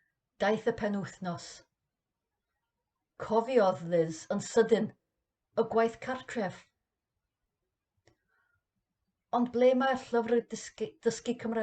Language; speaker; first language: Welsh; non-native, learner; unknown